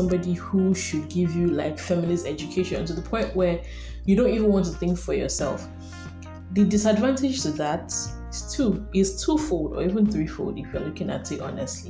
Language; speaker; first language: English; non-native, local second language; Igbo